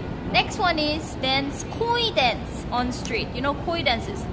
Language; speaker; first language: English; non-native, learner; Korean